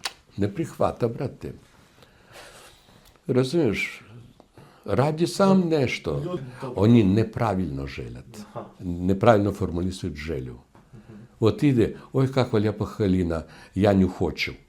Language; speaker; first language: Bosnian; non-native, fluent; Russian